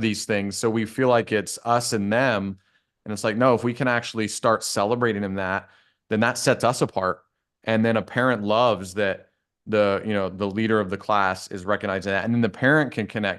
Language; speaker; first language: English; native; English